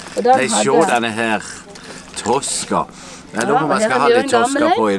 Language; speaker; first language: Norwegian; native; Norwegian